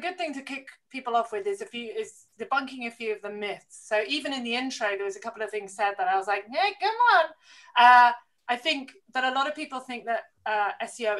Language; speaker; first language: English; native; English